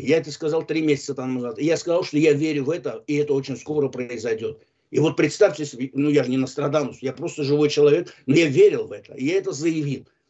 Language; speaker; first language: Russian; non-native, local second language; Azerbaijani